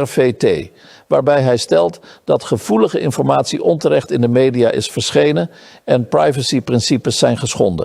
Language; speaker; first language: Dutch; native; Dutch